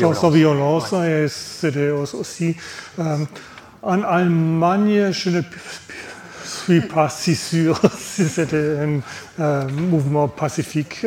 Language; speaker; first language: French; non-native, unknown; German